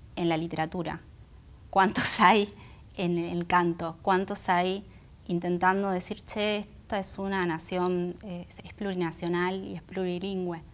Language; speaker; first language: Spanish; non-native, local second language; Guarani